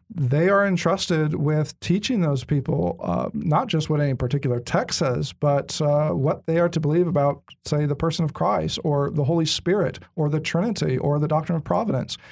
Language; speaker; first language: English; native; English